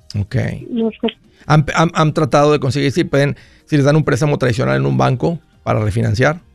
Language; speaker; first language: Spanish; native; Spanish